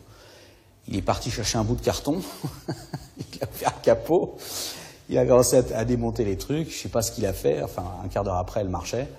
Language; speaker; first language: French; native; French